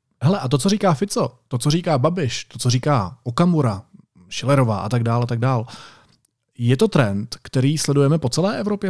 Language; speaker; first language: Czech; native; Czech